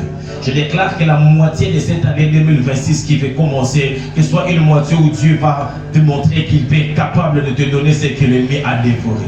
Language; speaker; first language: French; non-native, local second language; Lingala